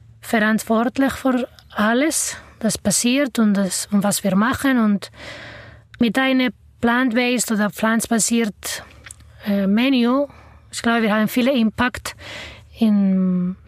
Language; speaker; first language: German; non-native, learner; Arabic